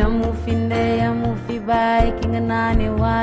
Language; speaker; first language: English; non-native, fluent; Wolof